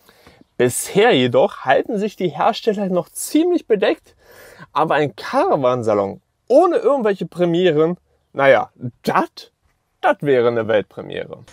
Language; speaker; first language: German; native; German